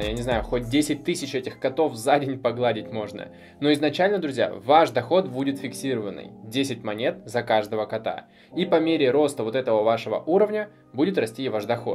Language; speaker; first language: Russian; native; Russian